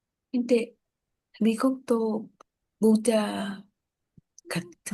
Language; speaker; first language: Korean; non-native, learner; Vietnamese